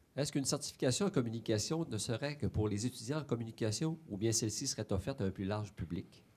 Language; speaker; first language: French; native; French